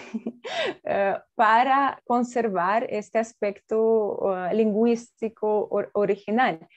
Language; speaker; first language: Spanish; non-native, fluent; Russian